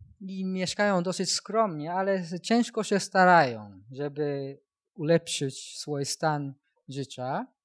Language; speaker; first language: Polish; non-native, learner; Japanese